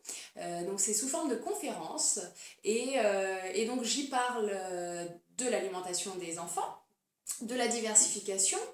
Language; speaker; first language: French; native; French